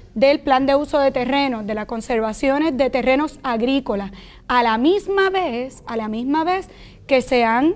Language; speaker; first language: Spanish; native; Spanish